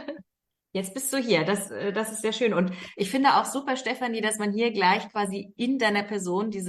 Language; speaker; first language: German; native; German